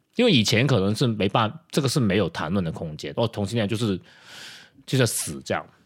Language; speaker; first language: Chinese; non-native, local second language; Cantonese